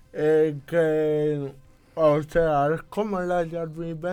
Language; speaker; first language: Catalan; non-native, local second language; Spanish